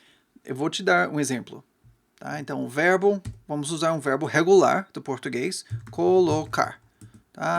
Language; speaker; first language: Portuguese; non-native, fluent; English